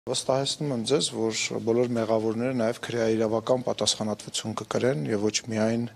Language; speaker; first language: Armenian; native; Armenian